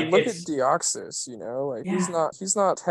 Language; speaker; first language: English; native; English